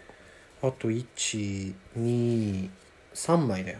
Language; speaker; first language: Japanese; native; Japanese